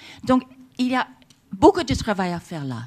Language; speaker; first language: French; non-native, fluent; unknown